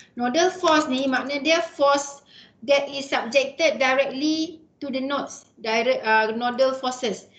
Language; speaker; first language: English; non-native, local second language; Malay